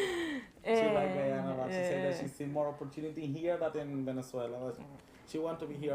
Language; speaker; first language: English; non-native, learner; Spanish